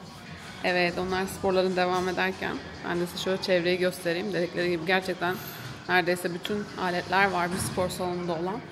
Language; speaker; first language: Turkish; native; Turkish